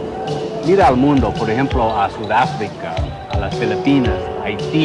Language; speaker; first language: Spanish; non-native, fluent; English